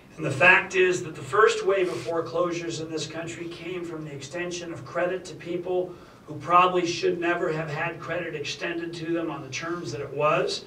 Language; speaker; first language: English; native; English